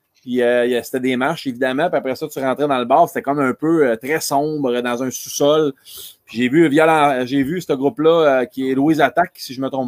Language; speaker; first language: French; native; French